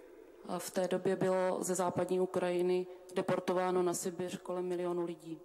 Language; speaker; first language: Czech; non-native, fluent; Ukrainian